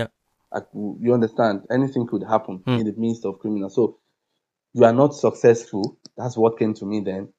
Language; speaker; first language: English; non-native, local second language; Yoruba